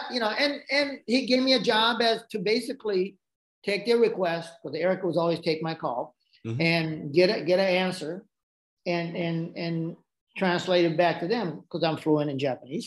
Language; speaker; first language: English; non-native, fluent; Japanese